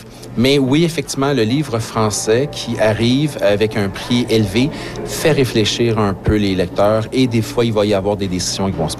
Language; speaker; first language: French; native; French